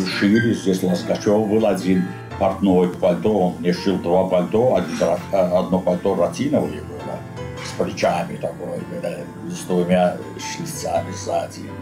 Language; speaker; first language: Russian; non-native, local second language; Azerbaijani